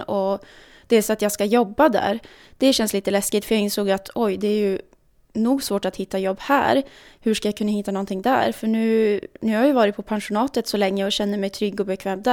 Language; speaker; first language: Swedish; native; Swedish